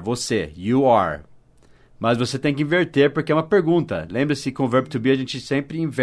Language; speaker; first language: Portuguese; non-native, fluent; English